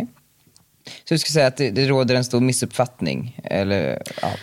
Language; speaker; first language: Swedish; native; Swedish